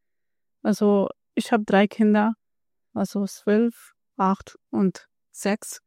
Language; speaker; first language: German; non-native, learner; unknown